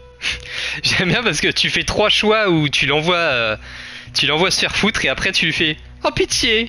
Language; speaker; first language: French; native; French